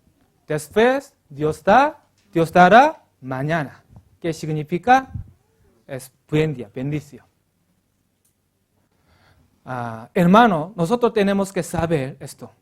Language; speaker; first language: Spanish; non-native, learner; Korean